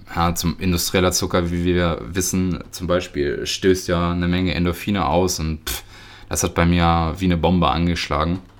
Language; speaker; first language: German; early bilingual, other home language; Russian